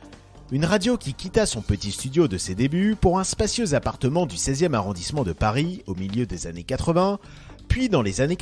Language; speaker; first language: French; native; French